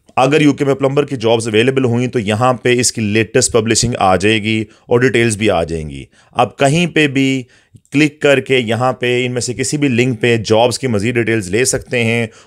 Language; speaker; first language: Urdu; native; Urdu